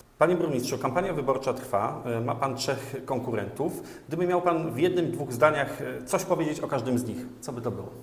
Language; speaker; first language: Polish; native; Polish